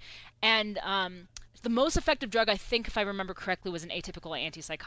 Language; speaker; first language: English; early bilingual, other home language; Persian